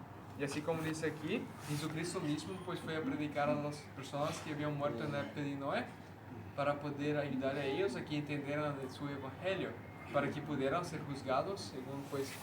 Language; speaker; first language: Spanish; native; Spanish